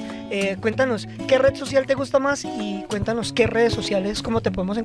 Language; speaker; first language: Spanish; native; Spanish